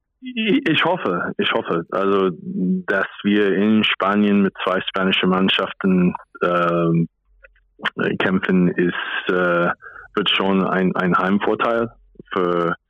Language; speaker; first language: German; non-native, fluent; English